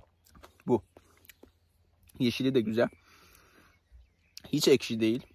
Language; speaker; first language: Turkish; native; Turkish